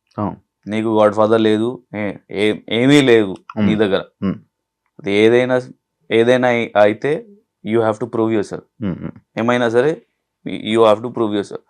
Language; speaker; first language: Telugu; non-native, local second language; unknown